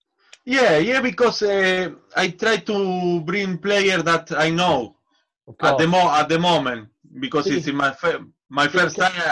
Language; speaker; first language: English; non-native, learner; Spanish